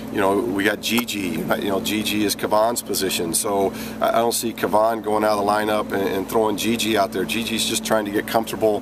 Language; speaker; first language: English; native; English